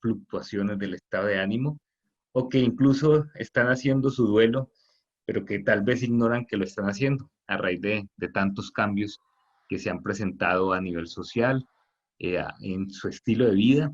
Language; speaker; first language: Spanish; native; Spanish